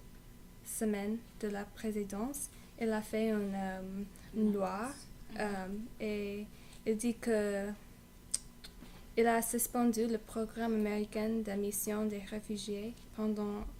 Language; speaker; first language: French; non-native, learner; English